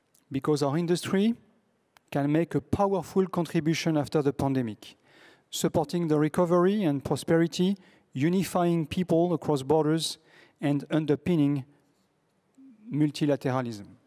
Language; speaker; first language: English; non-native, fluent; French